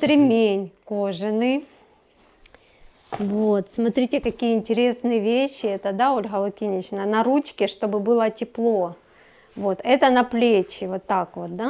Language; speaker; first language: Russian; native; Russian